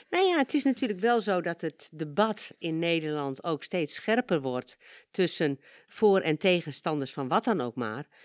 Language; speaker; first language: Dutch; native; Dutch